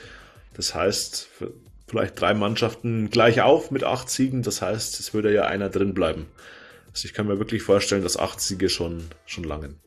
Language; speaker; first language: German; native; German